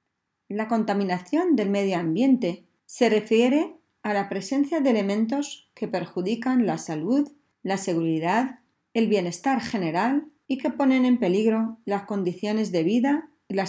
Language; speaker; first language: Spanish; native; Spanish